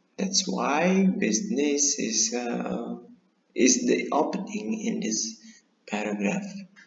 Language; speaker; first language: English; non-native, fluent; Indonesian